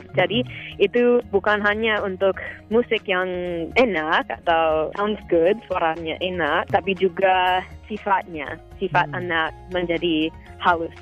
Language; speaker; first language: Indonesian; non-native, fluent; English